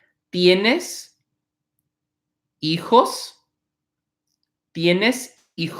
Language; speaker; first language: Spanish; non-native, fluent; English